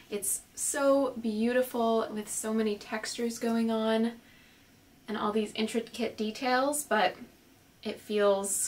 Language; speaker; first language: English; native; English